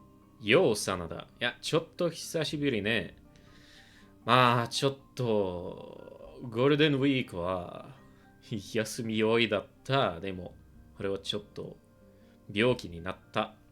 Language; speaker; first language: Japanese; non-native, learner; English